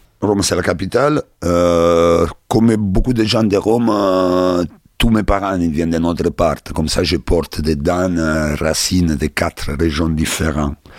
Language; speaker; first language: French; non-native, learner; Italian